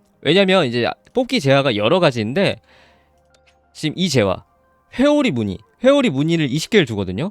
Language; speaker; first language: Korean; native; Korean